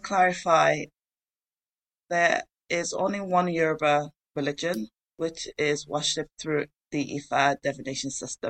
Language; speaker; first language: English; non-native, local second language; Yoruba